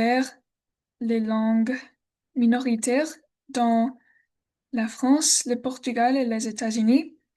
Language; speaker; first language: French; non-native, learner; English